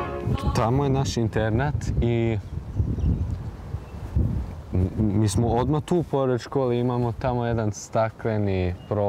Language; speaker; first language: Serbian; early bilingual, heritage; German